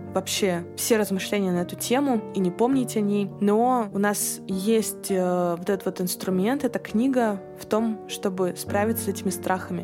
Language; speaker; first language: Russian; native; Russian